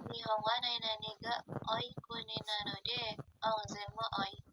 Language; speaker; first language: Japanese; non-native, learner; Indonesian